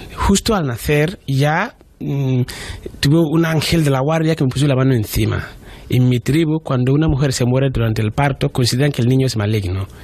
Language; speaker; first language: Spanish; non-native, fluent; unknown